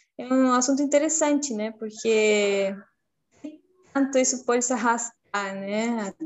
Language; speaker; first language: Portuguese; non-native, fluent; Spanish